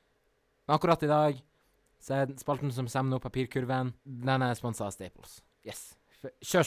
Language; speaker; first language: Norwegian; native; Norwegian